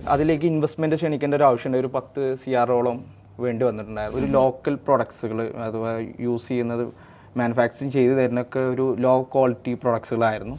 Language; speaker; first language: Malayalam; native; Malayalam